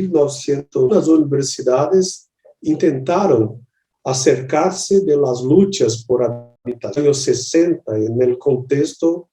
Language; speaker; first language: Spanish; non-native, learner; Portuguese